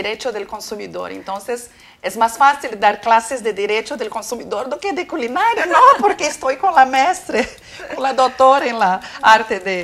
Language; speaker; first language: Spanish; non-native, learner; Portuguese